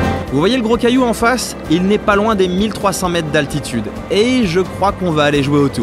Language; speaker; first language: French; native; French